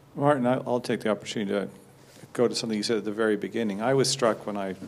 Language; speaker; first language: English; native; English